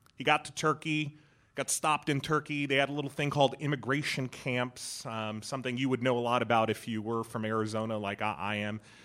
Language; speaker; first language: English; early bilingual, other home language; Persian